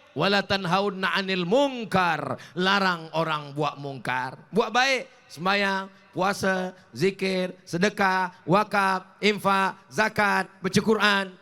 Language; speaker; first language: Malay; native; Malay